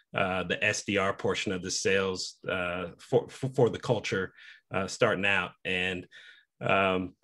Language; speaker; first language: English; native; English